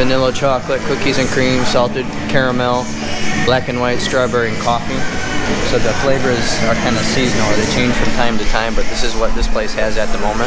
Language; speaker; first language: English; early bilingual, other home language; Korean